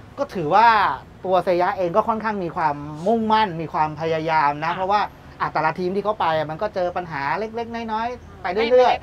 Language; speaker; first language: Thai; native; Thai